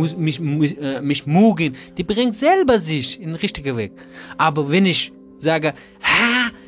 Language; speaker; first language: German; non-native, learner; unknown